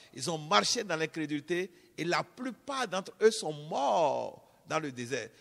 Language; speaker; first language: French; non-native, local second language; Fon